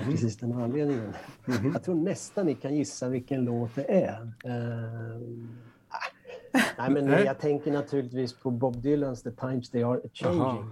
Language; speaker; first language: Swedish; native; Swedish